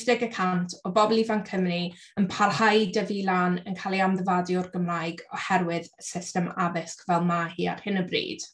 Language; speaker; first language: Welsh; native; Welsh